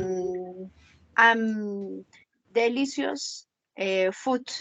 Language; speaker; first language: English; non-native, learner; Spanish